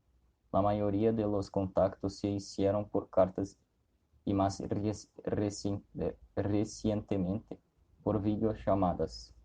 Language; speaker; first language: Spanish; non-native, learner; Portuguese